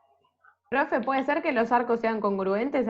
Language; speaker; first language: Spanish; native; Spanish